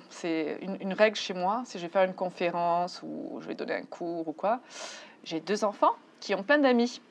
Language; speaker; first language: French; native; French